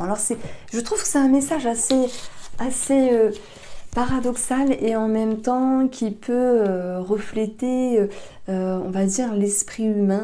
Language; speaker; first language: French; native; French